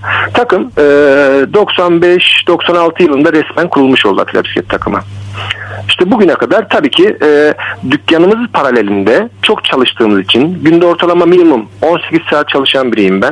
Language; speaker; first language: Turkish; native; Turkish